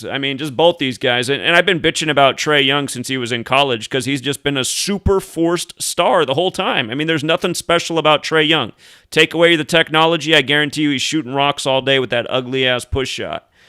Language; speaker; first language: English; native; English